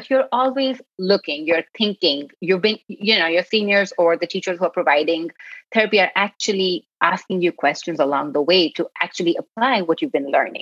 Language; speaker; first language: English; non-native, local second language; Gujarati